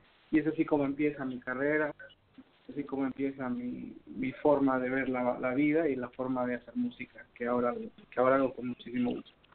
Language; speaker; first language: Spanish; native; Spanish